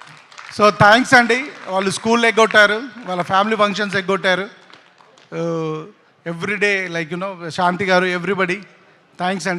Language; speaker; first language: Telugu; native; Telugu